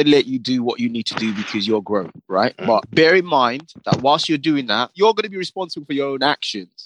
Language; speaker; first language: English; non-native, local second language; Yoruba